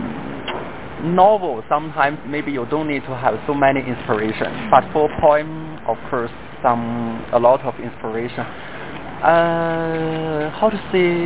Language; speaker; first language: English; non-native, fluent; Chinese